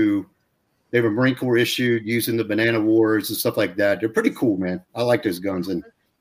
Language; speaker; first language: English; native; English